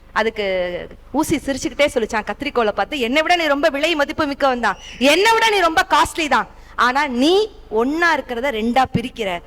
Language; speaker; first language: Tamil; native; Tamil